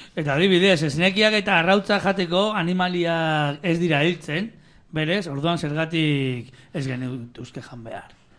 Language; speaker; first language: Basque; native; Basque